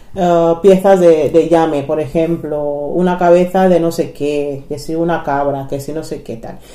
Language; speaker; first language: Spanish; non-native, fluent; English